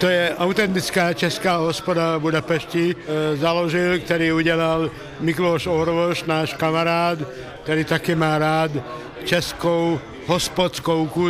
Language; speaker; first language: Czech; non-native, fluent; Hungarian